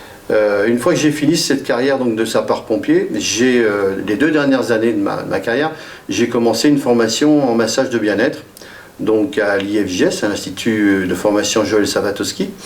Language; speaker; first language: French; native; French